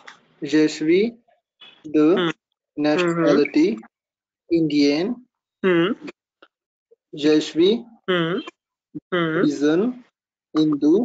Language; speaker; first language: French; non-native, learner; Hindi